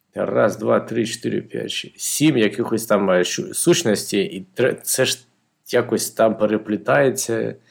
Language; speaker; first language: Ukrainian; non-native, local second language; Russian